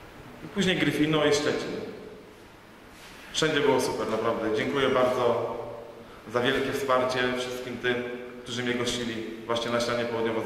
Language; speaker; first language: Polish; native; Polish